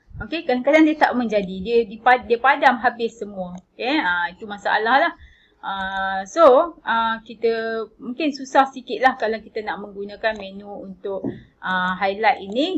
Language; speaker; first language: Malay; native; Malay